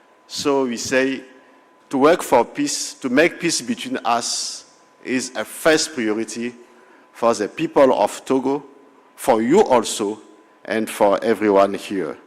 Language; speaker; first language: English; non-native, fluent; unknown